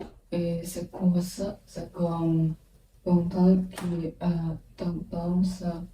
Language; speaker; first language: French; non-native, learner; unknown